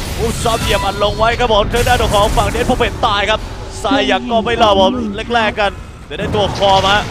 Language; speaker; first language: Thai; native; Thai